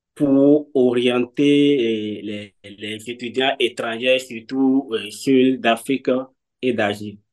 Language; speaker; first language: French; non-native, local second language; Fon